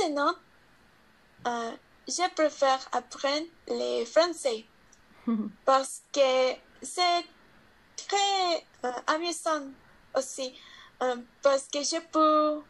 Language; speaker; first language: French; non-native, learner; Spanish